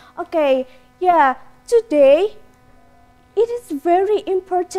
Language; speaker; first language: English; non-native, learner; Indonesian